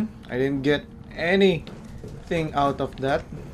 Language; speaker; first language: English; non-native, local second language; Filipino